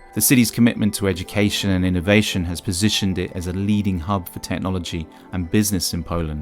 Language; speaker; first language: English; native; English